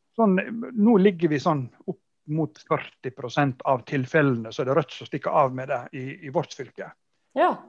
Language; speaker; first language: Norwegian; native; Norwegian